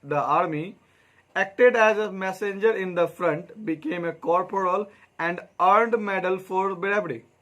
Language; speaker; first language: English; non-native, local second language; Hindi